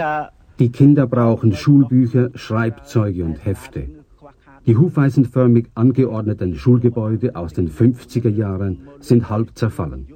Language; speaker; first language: German; native; German